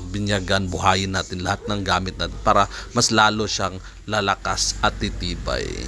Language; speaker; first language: Filipino; non-native, local second language; Cebuano